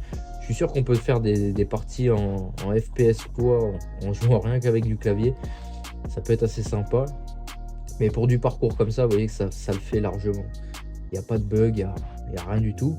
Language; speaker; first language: French; native; French